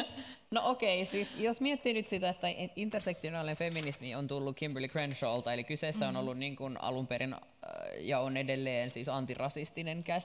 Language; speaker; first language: Finnish; native; Finnish